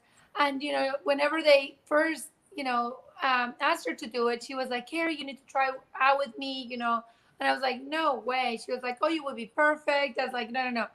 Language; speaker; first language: English; non-native, fluent; Spanish